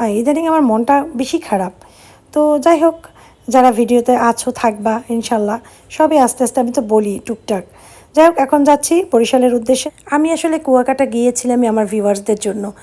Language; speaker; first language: Bangla; early bilingual, heritage; Bangla